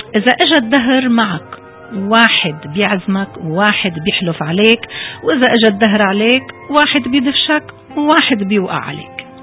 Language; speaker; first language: Arabic; native; Arabic